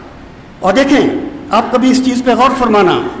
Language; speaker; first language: Urdu; native; Urdu